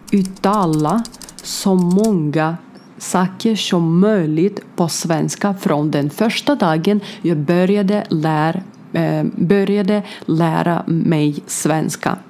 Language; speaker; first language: Swedish; non-native, learner; Ukrainian